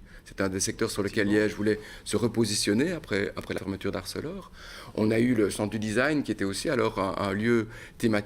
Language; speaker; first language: French; native; French